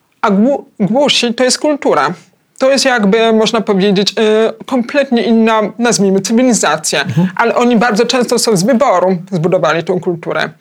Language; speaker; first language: Polish; early bilingual, heritage; Polish